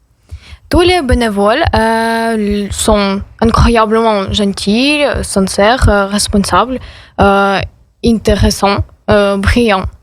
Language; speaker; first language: French; non-native, learner; Ukrainian